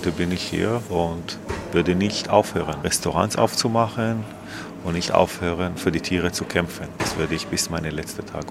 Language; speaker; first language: German; non-native, fluent; Hebrew